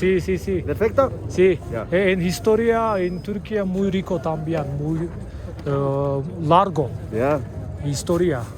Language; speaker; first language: Spanish; non-native, learner; Turkish